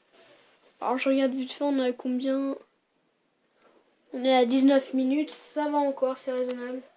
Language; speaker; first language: French; native; French